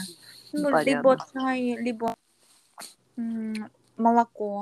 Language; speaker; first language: Russian; non-native, learner; Korean